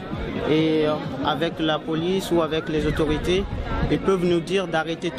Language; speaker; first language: French; non-native, fluent; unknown